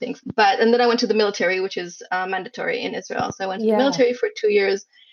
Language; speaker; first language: English; non-native, fluent; Hebrew